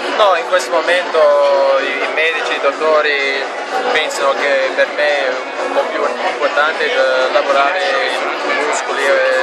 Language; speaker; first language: Italian; non-native, fluent; English